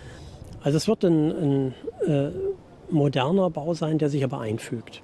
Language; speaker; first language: German; native; German